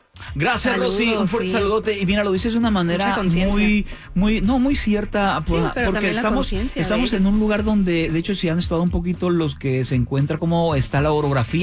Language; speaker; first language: Spanish; native; Spanish